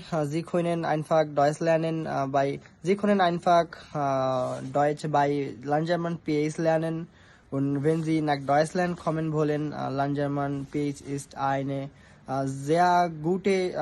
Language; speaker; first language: German; non-native, learner; Bangla